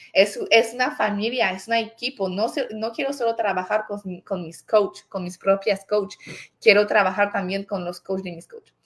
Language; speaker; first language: Spanish; non-native, fluent; French